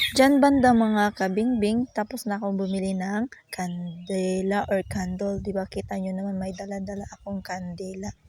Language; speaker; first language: Filipino; non-native, local second language; Cebuano